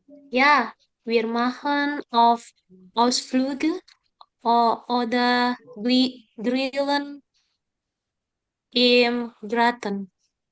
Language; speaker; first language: German; non-native, learner; Indonesian